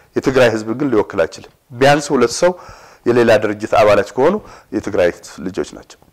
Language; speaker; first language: Amharic; non-native, local second language; Tigrinya